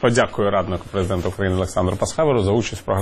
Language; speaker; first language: Ukrainian; native; Ukrainian